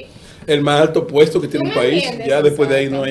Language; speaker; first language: Spanish; native; Spanish